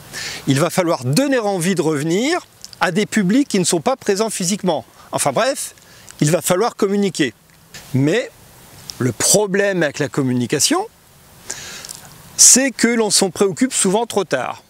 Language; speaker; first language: French; native; French